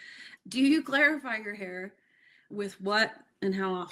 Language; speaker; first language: English; native; English